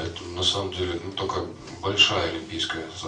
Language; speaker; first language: Russian; native; Russian